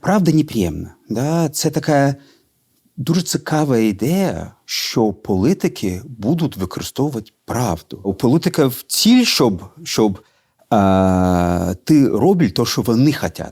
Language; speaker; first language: Ukrainian; non-native, learner; Russian